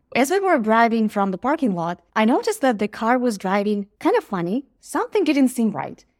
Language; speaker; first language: English; non-native, fluent; Ukrainian